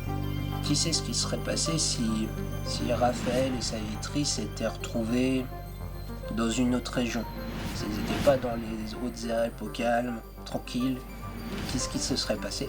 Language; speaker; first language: French; native; French